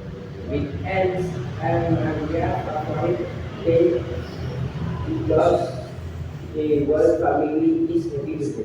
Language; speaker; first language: English; non-native, learner; Indonesian